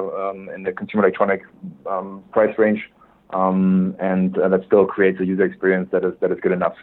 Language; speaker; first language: English; non-native, fluent; German